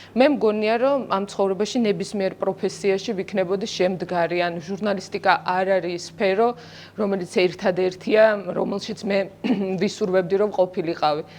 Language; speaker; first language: Georgian; non-native, local second language; Russian